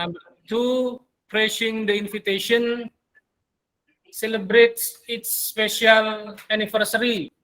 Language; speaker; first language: English; non-native, learner; Indonesian